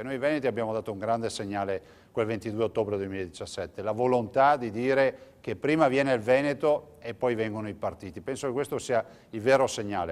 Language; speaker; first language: Italian; native; Italian